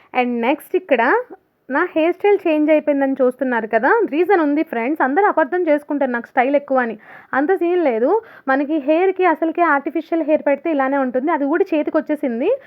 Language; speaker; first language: Telugu; non-native, local second language; Urdu